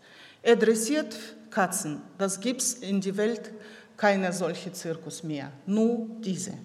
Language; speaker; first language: German; non-native, local second language; Russian